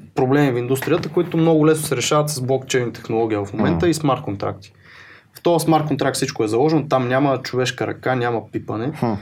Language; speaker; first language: Bulgarian; native; Bulgarian